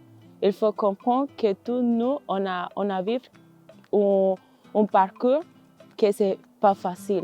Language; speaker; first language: French; non-native, fluent; Spanish